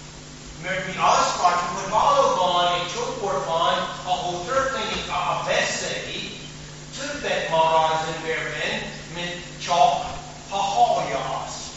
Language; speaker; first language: Hungarian; non-native, fluent; English